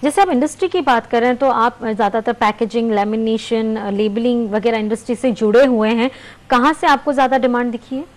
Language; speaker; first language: Hindi; non-native, local second language; Gujarati